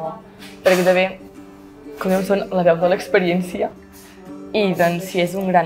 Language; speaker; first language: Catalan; non-native, local second language; Spanish